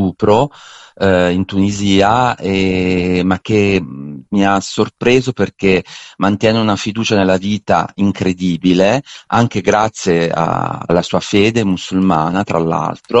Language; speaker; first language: Italian; native; Italian